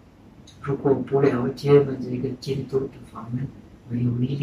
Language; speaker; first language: Chinese; non-native, fluent; Czech